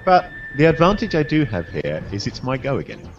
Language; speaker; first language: English; native; English